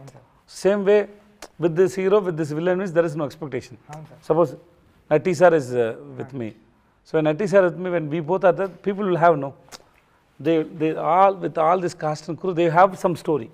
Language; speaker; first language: Telugu; non-native, learner; Tamil